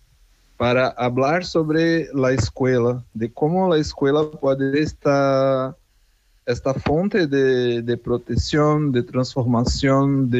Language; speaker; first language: Spanish; non-native, fluent; Portuguese